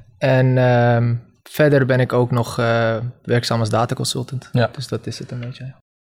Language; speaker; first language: Dutch; early bilingual, other home language; Turkish